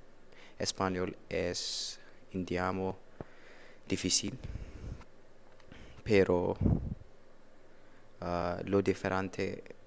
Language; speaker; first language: Spanish; non-native, learner; English